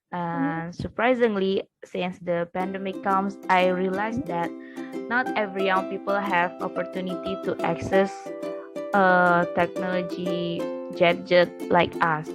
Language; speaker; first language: English; non-native, learner; Indonesian